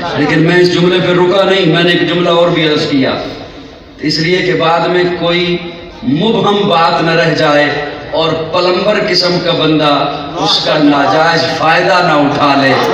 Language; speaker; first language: Urdu; non-native, local second language; Punjabi